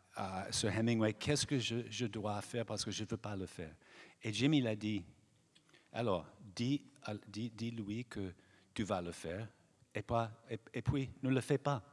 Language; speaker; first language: French; non-native, fluent; English